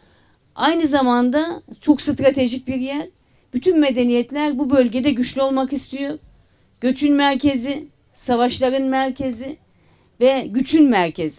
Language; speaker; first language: Turkish; native; Turkish